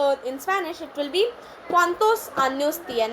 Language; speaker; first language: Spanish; non-native, learner; Hindi